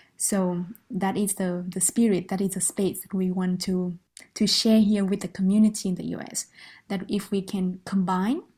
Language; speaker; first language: English; non-native, fluent; Vietnamese